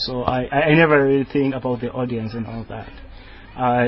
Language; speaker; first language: English; non-native, local second language; Xhosa